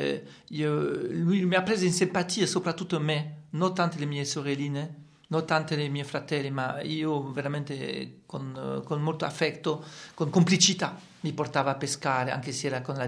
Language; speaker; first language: Italian; non-native, fluent; French